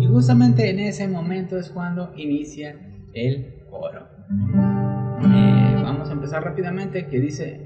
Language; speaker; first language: Spanish; native; Spanish